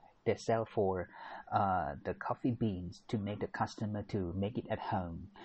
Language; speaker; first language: English; non-native, fluent; Thai